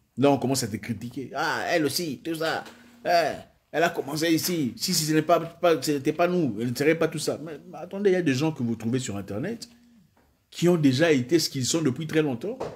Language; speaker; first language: French; non-native, local second language; Swahili